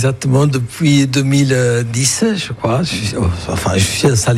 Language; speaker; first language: French; non-native, fluent; Italian